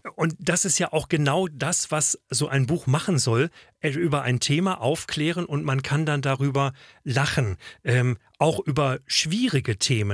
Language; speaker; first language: German; native; German